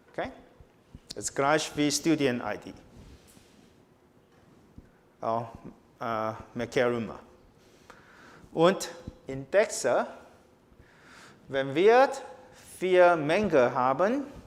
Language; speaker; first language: German; non-native, learner; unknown